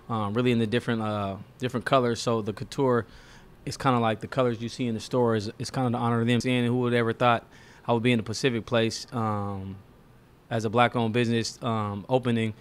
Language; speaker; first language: English; native; English